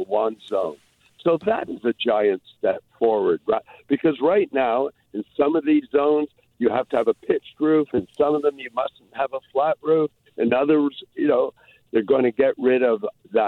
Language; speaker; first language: English; native; English